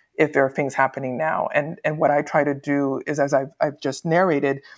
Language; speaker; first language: English; native; English